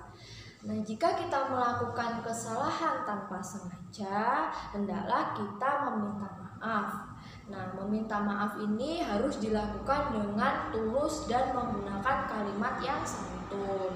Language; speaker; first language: Indonesian; native; Indonesian